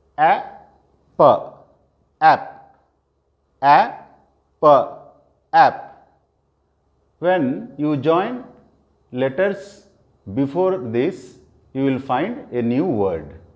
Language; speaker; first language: English; non-native, local second language; Telugu